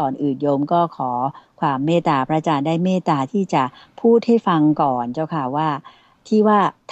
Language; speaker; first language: Thai; native; Thai